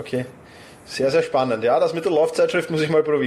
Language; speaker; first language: German; native; German